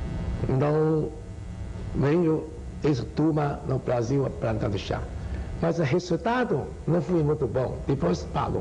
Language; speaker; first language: Portuguese; non-native, learner; Chinese